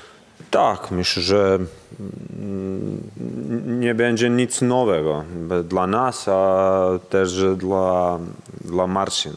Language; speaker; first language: Polish; non-native, learner; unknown